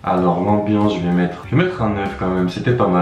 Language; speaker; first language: French; native; French